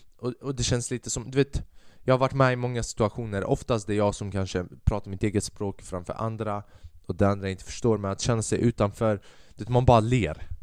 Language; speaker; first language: Swedish; early bilingual, other home language; Albanian